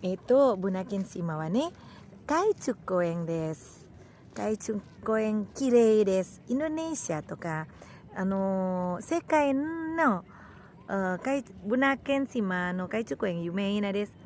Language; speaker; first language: Japanese; non-native, learner; Indonesian